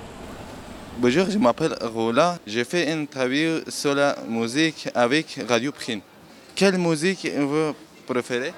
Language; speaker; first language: French; non-native, learner; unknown